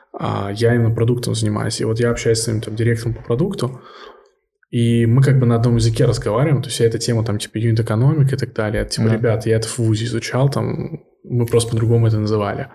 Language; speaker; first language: Russian; early bilingual, heritage; Russian